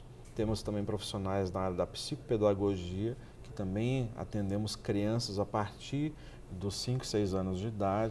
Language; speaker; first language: Portuguese; native; Portuguese